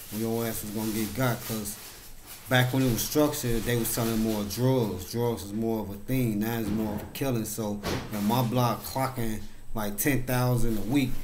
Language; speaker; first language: English; native; English